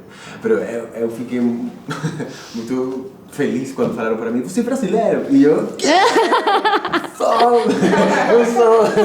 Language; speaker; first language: Portuguese; non-native, fluent; Spanish